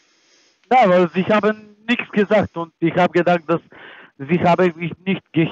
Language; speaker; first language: German; non-native, fluent; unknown